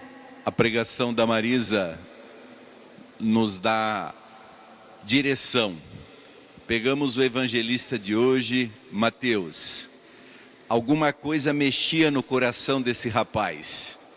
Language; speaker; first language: Portuguese; native; Portuguese